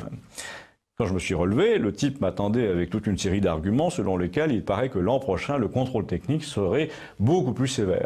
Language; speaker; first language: French; native; French